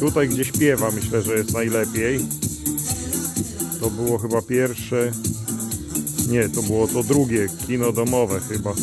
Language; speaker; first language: Polish; native; Polish